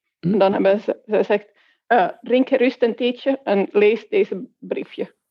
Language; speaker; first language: Dutch; non-native, fluent; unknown